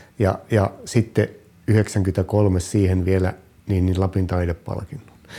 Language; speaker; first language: Finnish; native; Finnish